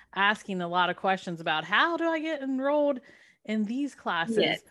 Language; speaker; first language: English; native; English